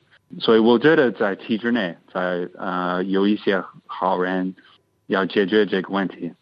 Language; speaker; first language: Chinese; non-native, fluent; English